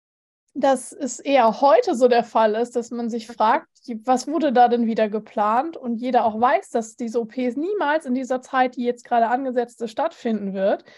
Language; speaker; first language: German; native; German